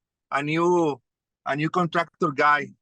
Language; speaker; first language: English; non-native, learner; Spanish